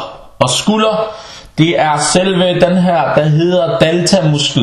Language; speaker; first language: Danish; early bilingual, other home language; Arabic